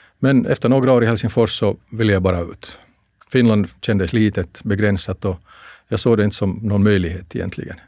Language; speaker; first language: Swedish; native; Swedish